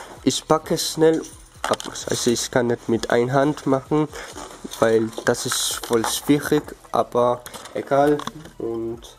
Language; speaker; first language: German; early bilingual, other home language; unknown